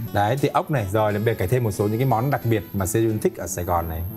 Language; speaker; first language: Vietnamese; native; Vietnamese